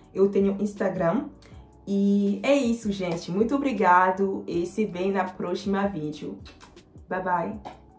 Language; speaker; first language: Portuguese; non-native, fluent; French